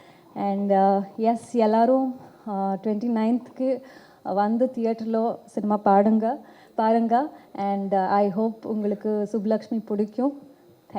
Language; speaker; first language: Tamil; non-native, learner; Kannada